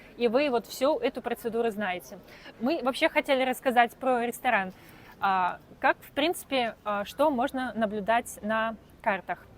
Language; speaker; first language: Russian; native; Russian